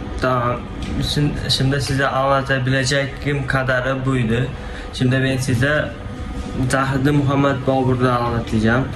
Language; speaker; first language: Turkish; non-native, learner; Uzbek